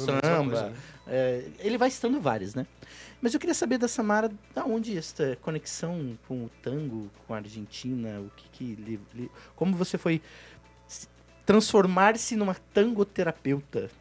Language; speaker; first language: Portuguese; native; Portuguese